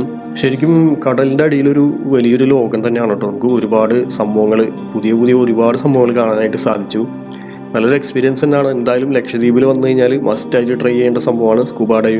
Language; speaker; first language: Malayalam; native; Malayalam